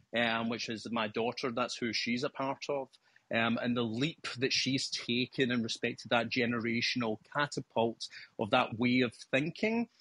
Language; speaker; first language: English; native; English